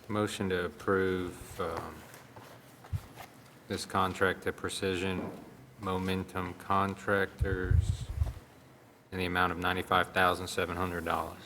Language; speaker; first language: English; native; English